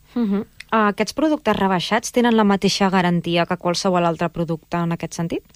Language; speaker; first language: Catalan; native; Catalan